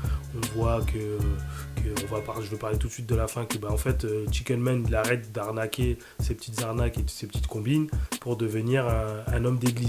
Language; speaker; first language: French; native; French